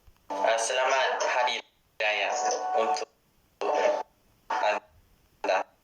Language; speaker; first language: Indonesian; non-native, learner; English